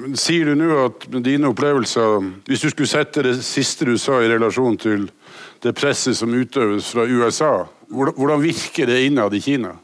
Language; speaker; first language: Norwegian; native; Norwegian